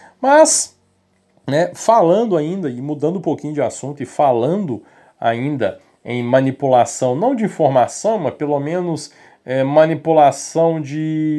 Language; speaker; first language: Portuguese; native; Portuguese